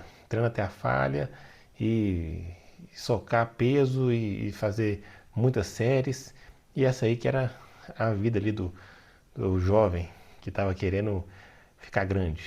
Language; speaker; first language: Portuguese; native; Portuguese